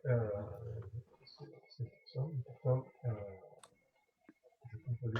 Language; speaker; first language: French; native; French